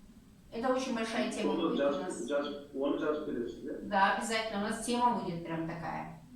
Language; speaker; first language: Russian; non-native, local second language; Kazakh